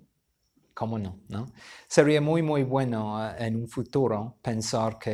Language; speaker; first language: Spanish; non-native, fluent; English